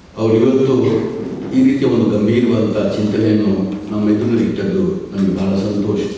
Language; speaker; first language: Kannada; non-native, local second language; Tulu